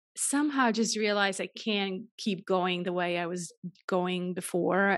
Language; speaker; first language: English; non-native, fluent; German